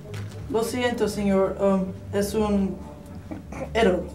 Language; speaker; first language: Spanish; non-native, learner; English